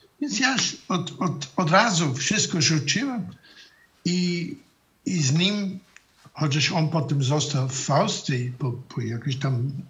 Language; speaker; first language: Polish; non-native, fluent; German